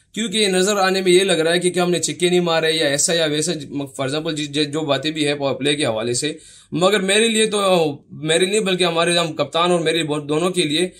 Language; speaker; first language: Urdu; non-native, local second language; Pashto